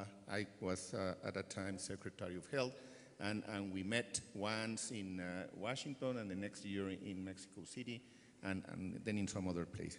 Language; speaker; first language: English; non-native, fluent; Spanish